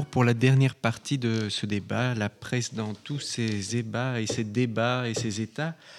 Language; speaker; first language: French; native; French